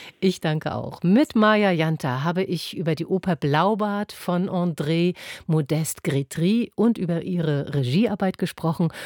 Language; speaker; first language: German; native; German